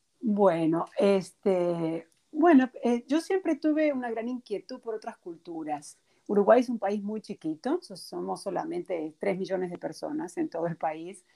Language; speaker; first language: Spanish; native; Spanish